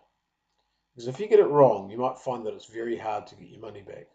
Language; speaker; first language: English; native; English